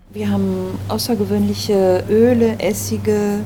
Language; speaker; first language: German; early bilingual, other home language; French